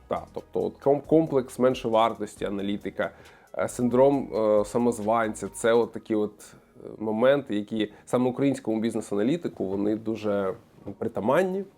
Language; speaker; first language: Ukrainian; non-native, local second language; Russian